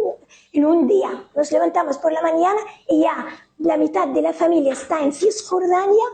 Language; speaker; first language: Spanish; non-native, fluent; Arabic